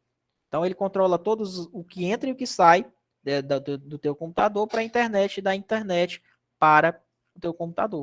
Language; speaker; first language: Portuguese; native; Portuguese